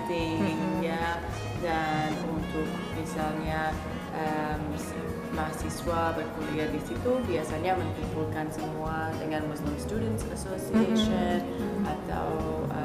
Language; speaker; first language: Indonesian; non-native, fluent; English